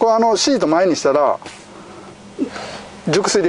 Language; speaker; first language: Japanese; native; Japanese